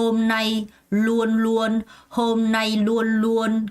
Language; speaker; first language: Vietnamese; non-native, fluent; Korean